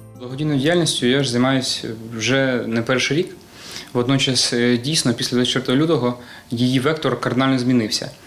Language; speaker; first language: Ukrainian; native; Ukrainian